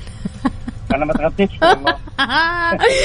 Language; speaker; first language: Arabic; native; Arabic